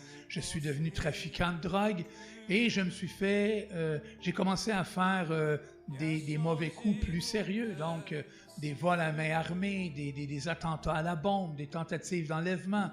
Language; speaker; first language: French; native; French